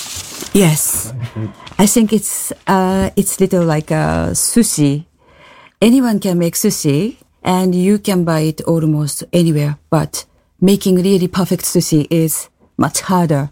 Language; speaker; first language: English; non-native, fluent; Japanese